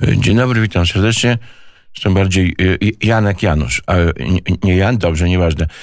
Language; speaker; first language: Polish; native; Polish